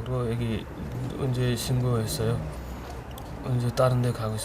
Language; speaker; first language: Korean; non-native, learner; Nepali